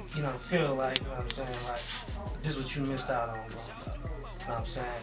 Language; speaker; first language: English; native; English